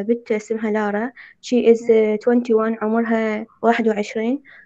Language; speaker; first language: Arabic; native; Arabic